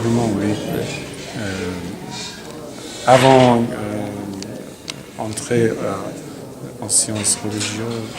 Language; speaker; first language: French; non-native, learner; Azerbaijani